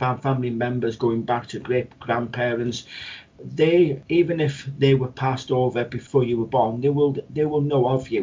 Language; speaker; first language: English; native; English